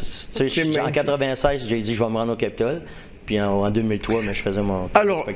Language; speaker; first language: French; native; French